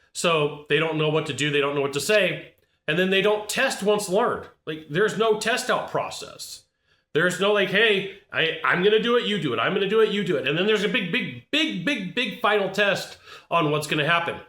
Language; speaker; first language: English; native; English